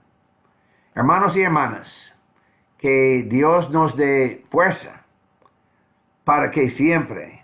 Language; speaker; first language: Spanish; non-native, fluent; English